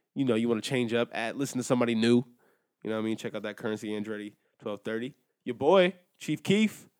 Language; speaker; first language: English; native; English